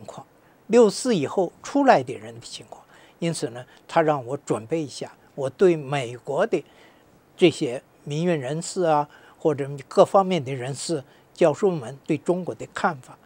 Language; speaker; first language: Chinese; native; Chinese